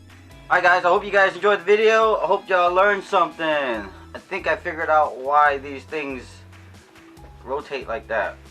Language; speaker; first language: English; native; English